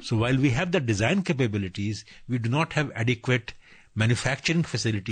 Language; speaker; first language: English; non-native, local second language; Bangla